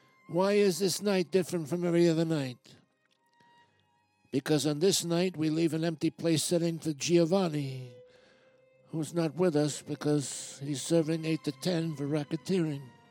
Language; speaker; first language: English; native; English